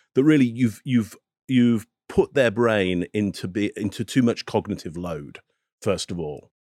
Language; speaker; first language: English; native; English